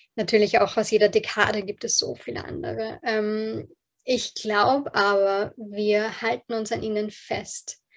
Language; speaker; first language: German; early bilingual, other home language; Polish